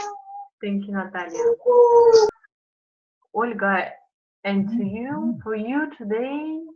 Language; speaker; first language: English; non-native, fluent; Russian